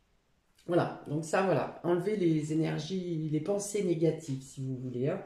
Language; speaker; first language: French; native; French